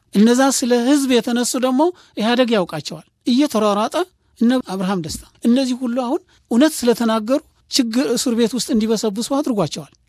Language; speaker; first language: Amharic; non-native, local second language; Tigrinya